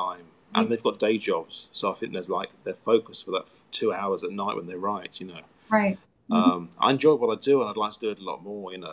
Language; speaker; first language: English; native; English